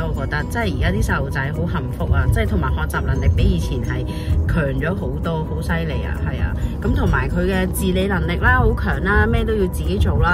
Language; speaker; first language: Cantonese; native; Cantonese